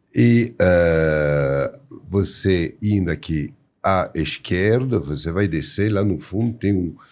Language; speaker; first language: Portuguese; non-native, fluent; French